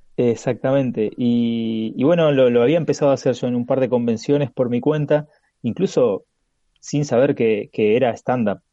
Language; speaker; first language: Spanish; native; Spanish